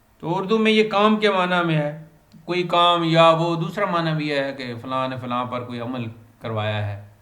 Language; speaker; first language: Urdu; non-native, local second language; Punjabi